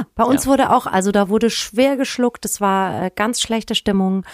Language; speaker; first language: German; native; German